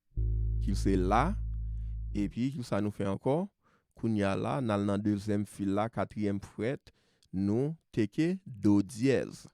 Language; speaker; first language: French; non-native, local second language; Haitian Creole